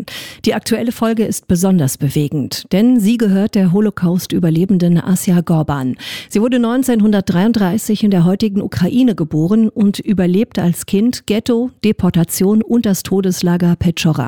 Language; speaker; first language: German; native; German